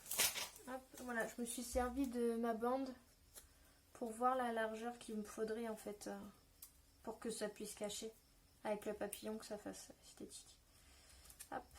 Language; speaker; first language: French; native; French